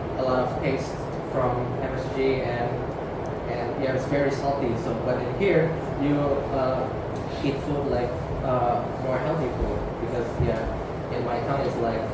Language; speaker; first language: English; non-native, fluent; Indonesian